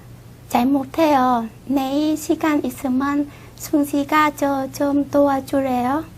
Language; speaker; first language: Korean; non-native, learner; Vietnamese